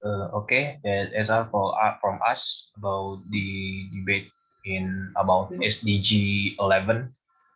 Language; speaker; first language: English; non-native, learner; Indonesian